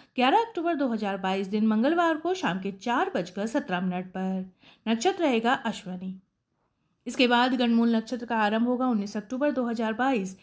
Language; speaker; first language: Hindi; native; Hindi